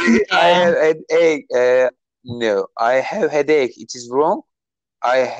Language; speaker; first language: English; non-native, learner; Turkish